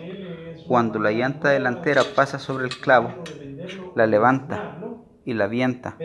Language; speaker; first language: Spanish; native; Spanish